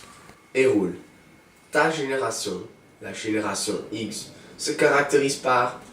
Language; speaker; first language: French; non-native, learner; Dutch